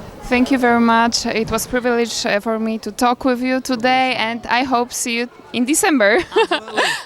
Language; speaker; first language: English; non-native, learner; Polish